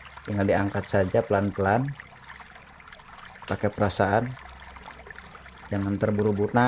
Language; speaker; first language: Indonesian; non-native, local second language; Sundanese